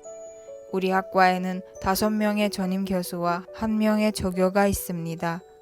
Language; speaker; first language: Korean; non-native, learner; Turkish